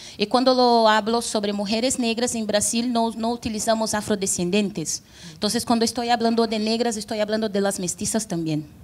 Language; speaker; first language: Portuguese; native; Portuguese